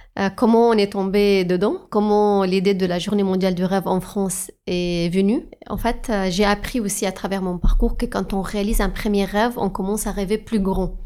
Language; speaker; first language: French; non-native, fluent; Arabic